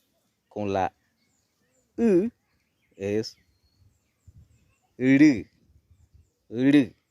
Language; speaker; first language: Spanish; non-native, local second language; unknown